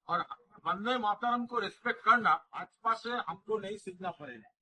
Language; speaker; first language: Hindi; non-native, local second language; Bangla